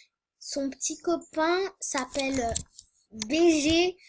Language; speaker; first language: French; native; French